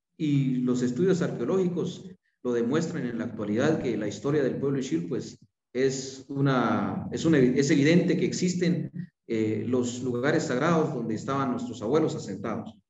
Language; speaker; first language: Spanish; non-native, local second language; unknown